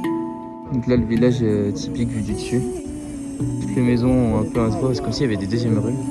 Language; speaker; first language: French; native; French